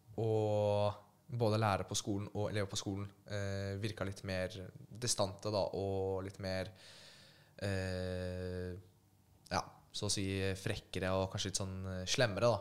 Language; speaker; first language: Norwegian; early bilingual, other home language; Polish